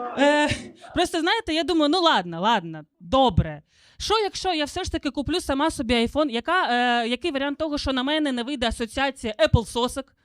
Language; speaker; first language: Ukrainian; non-native, local second language; Russian